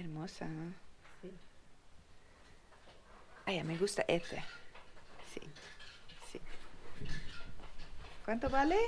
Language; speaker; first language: Spanish; non-native, learner; Dutch